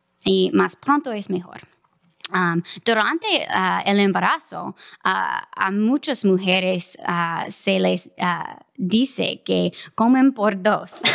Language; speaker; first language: Spanish; non-native, fluent; English